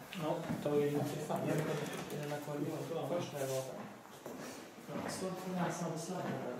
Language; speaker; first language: Swedish; native; Swedish